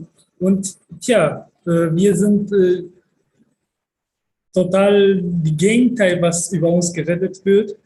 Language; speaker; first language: German; early bilingual, other home language; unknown